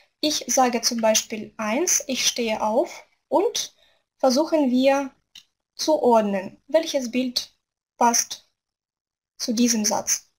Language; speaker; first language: German; non-native, fluent; Russian